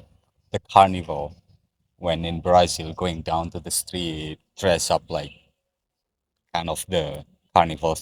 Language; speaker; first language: English; non-native, learner; Indonesian